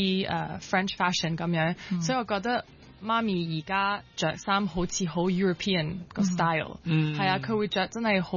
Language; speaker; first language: Cantonese; early bilingual, heritage; French